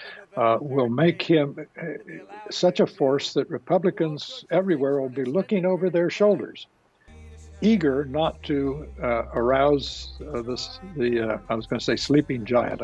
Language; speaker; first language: English; native; English